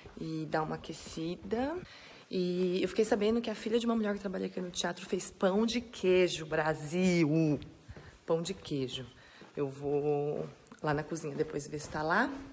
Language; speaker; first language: Portuguese; native; Portuguese